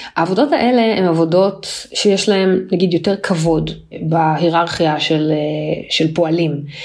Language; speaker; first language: Hebrew; native; Hebrew